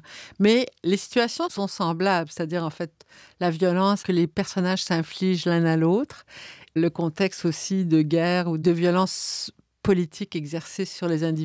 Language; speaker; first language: French; native; French